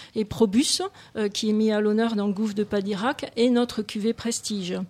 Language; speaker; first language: French; native; French